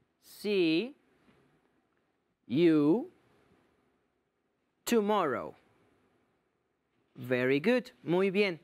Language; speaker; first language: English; non-native, fluent; Spanish